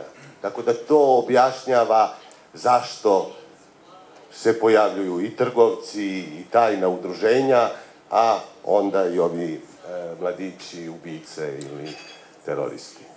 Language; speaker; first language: Serbian; native; Serbian